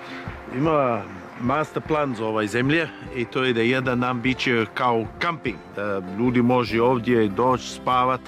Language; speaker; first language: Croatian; non-native, fluent; English